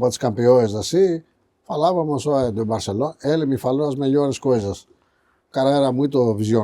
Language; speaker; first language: Portuguese; non-native, fluent; Greek